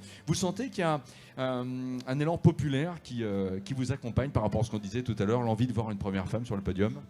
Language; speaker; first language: French; native; French